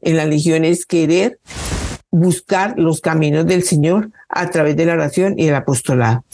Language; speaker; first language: Spanish; native; Spanish